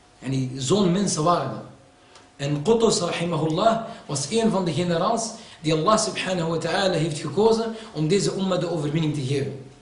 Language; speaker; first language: Dutch; early bilingual, other home language; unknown